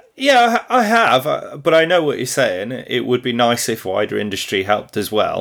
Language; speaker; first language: English; native; English